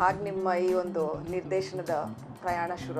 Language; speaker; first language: Kannada; native; Kannada